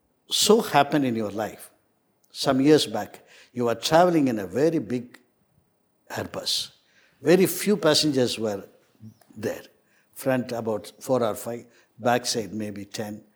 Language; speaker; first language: English; non-native, local second language; Tamil